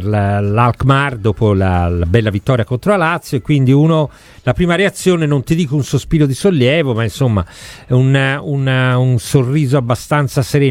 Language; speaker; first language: Italian; native; Italian